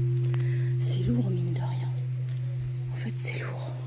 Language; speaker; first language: French; native; French